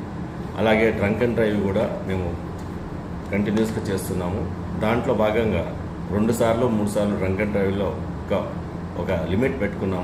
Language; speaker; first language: Telugu; native; Telugu